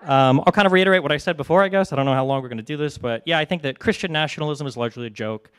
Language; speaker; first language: English; native; English